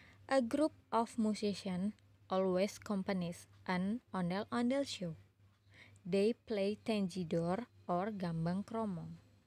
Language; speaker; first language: English; non-native, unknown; Indonesian